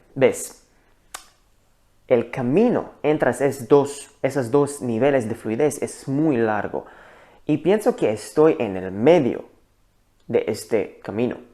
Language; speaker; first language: Spanish; non-native, learner; Hebrew